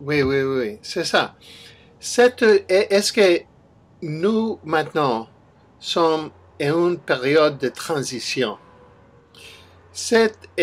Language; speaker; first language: French; non-native, learner; English